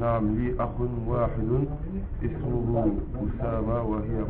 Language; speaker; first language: Arabic; non-native, learner; French